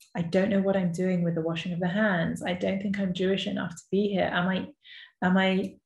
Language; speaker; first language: English; native; English